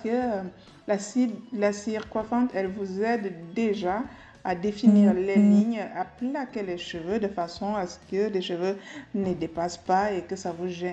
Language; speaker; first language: French; native; French